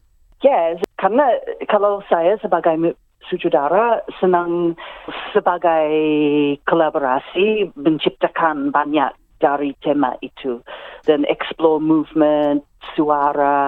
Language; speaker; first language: Indonesian; non-native, fluent; English